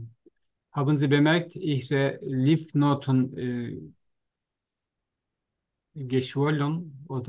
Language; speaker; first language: German; non-native, learner; Turkish